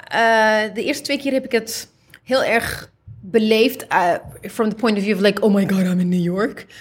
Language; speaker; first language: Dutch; early bilingual, other home language; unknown